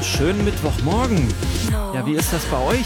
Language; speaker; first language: German; native; German